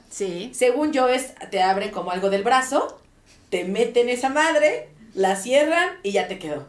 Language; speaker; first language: Spanish; native; Spanish